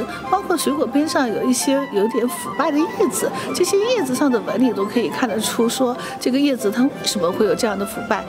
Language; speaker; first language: Chinese; native; Chinese